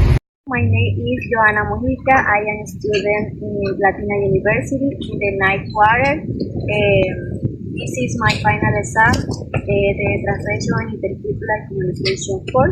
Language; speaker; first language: English; non-native, fluent; Spanish